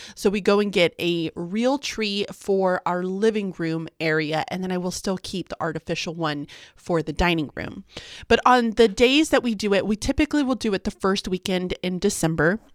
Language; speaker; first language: English; native; English